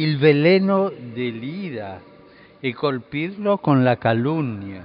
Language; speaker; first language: Italian; non-native, fluent; Spanish